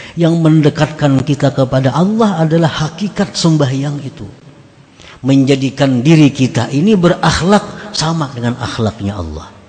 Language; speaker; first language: Indonesian; non-native, local second language; Banjar